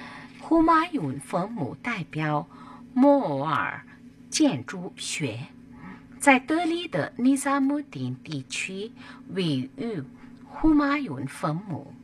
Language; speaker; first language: Chinese; non-native, fluent; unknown